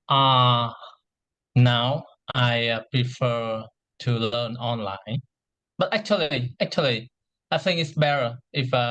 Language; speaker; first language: English; non-native, learner; Vietnamese